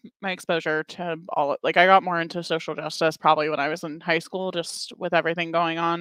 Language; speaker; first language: English; native; English